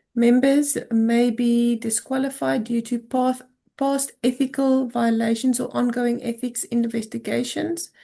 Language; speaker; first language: English; non-native, local second language; Afrikaans